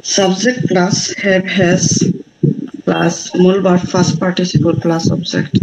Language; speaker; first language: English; non-native, learner; Bangla